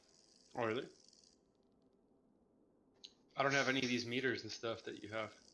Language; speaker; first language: English; native; English